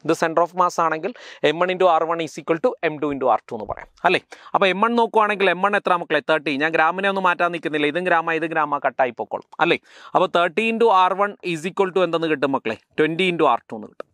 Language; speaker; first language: Malayalam; native; Malayalam